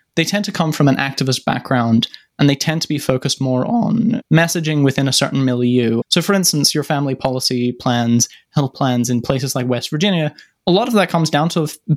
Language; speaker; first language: English; native; English